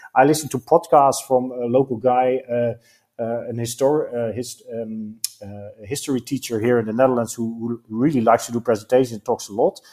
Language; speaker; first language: English; non-native, fluent; Dutch